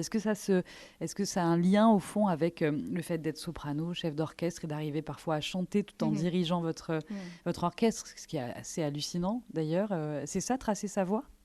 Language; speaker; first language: French; native; French